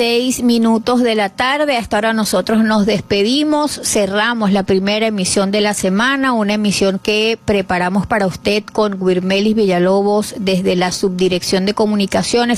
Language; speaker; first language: Spanish; native; Spanish